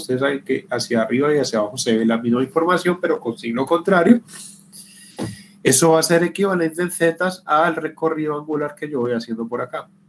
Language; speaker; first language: Spanish; native; Spanish